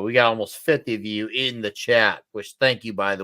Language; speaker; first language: English; native; English